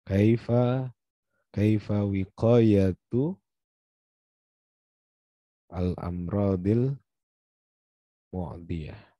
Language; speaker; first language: Arabic; non-native, fluent; Indonesian